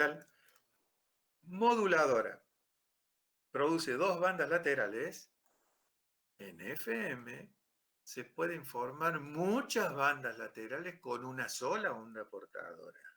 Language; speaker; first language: Spanish; native; Spanish